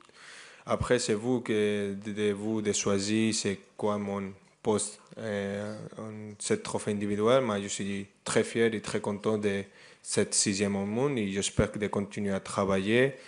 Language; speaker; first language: French; non-native, fluent; Spanish